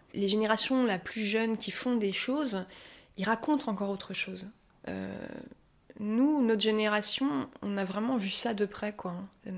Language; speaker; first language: French; native; French